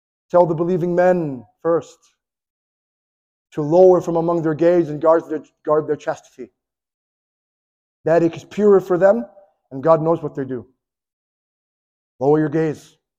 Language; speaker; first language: English; native; English